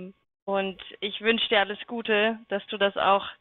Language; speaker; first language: German; native; German